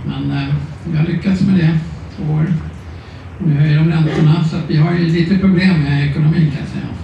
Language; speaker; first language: Swedish; native; Swedish